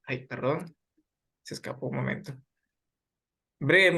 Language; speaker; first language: Spanish; native; Spanish